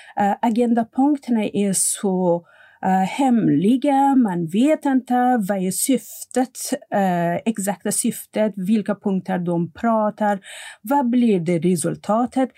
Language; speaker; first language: Swedish; non-native, fluent; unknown